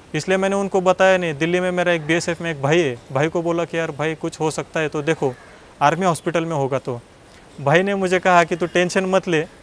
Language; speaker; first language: Hindi; non-native, local second language; Marathi